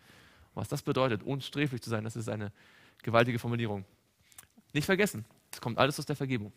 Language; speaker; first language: German; native; German